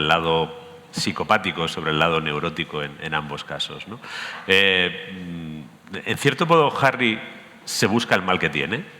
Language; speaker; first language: Spanish; native; Spanish